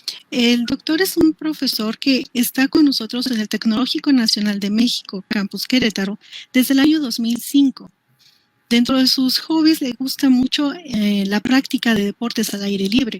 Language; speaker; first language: Spanish; native; Spanish